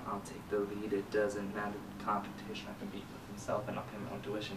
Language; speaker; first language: English; native; English